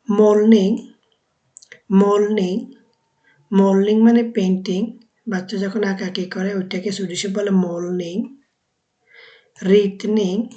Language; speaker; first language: Bangla; native; Bangla